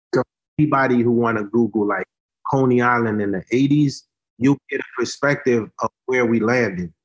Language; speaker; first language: English; early bilingual, other home language; Haitian Creole